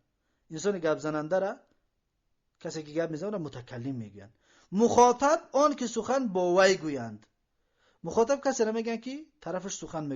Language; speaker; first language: Persian; native; Persian